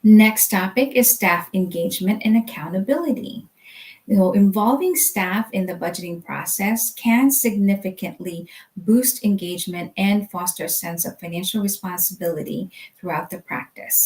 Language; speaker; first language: English; native; English